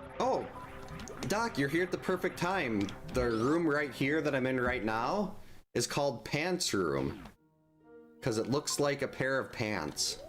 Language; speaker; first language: English; native; English